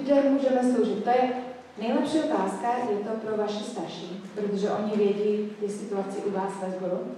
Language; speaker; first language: Czech; non-native, fluent; English